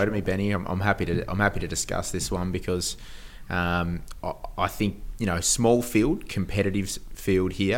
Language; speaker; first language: English; native; English